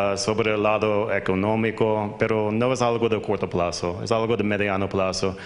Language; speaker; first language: Spanish; non-native, fluent; English